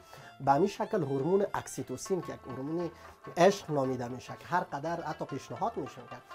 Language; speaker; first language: Persian; native; Persian